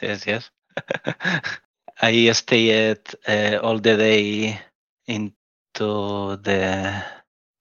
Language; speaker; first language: English; non-native, learner; Spanish